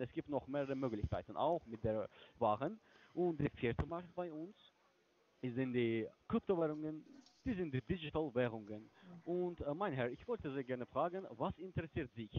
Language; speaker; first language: German; non-native, learner; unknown